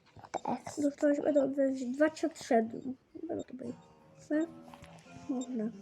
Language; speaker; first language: Czech; non-native, local second language; Polish